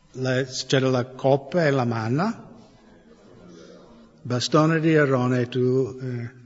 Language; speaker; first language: Italian; non-native, fluent; English